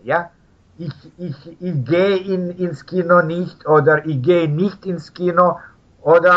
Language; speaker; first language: German; non-native, fluent; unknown